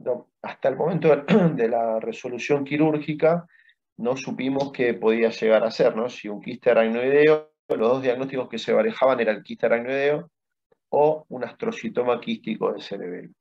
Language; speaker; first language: Spanish; native; Spanish